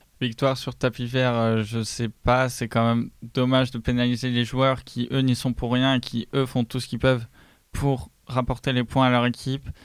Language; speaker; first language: French; native; French